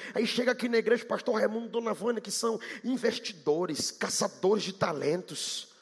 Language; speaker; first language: Portuguese; native; Portuguese